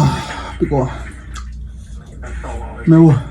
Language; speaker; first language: Korean; non-native, learner; Vietnamese